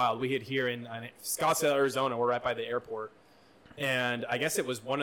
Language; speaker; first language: English; native; English